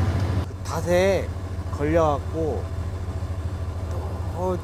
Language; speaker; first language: Korean; native; Korean